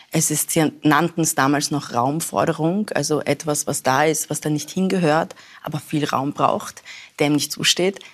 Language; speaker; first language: German; early bilingual, other home language; Persian